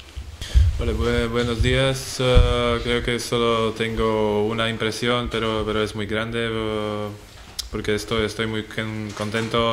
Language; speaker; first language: Spanish; non-native, learner; Czech